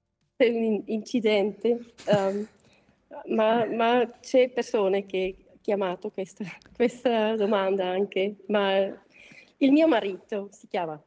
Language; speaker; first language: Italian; non-native, learner; German